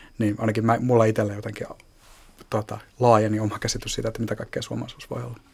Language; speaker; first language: Finnish; native; Finnish